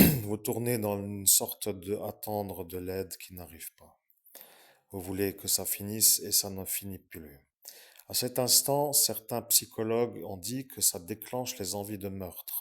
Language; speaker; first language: French; native; French